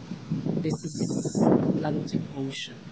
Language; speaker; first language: English; non-native, learner; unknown